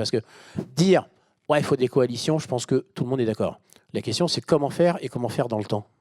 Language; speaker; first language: French; native; French